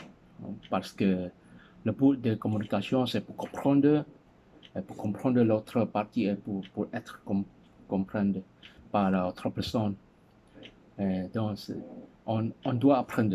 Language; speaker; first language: French; non-native, learner; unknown